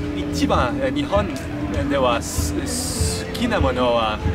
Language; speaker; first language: Japanese; non-native, fluent; Portuguese